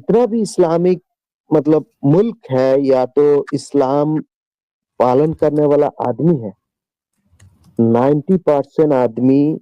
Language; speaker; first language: Hindi; non-native, local second language; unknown